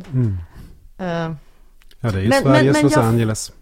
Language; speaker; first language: Swedish; native; Swedish